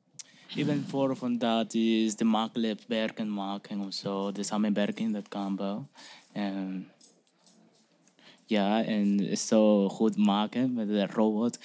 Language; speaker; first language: Dutch; non-native, learner; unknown